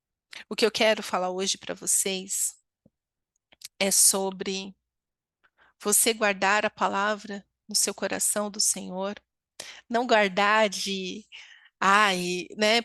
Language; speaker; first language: Portuguese; native; Portuguese